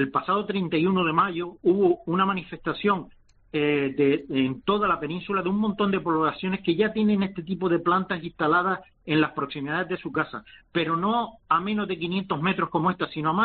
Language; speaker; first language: Spanish; native; Spanish